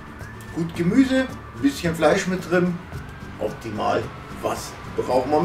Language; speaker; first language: German; native; German